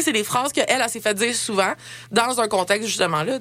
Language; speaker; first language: French; native; French